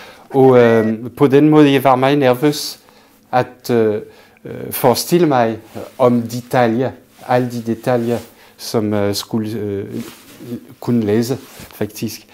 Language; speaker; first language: Danish; non-native, local second language; Kalaallisut